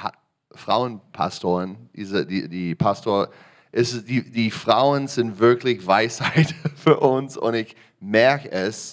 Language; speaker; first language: German; non-native, learner; English